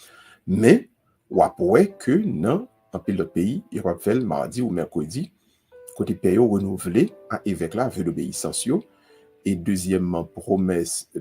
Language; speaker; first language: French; non-native, local second language; Haitian Creole